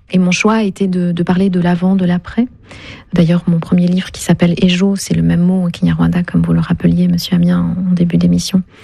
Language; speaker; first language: French; non-native, local second language; Kinyarwanda